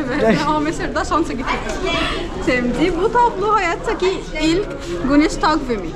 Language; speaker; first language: Turkish; non-native, learner; Arabic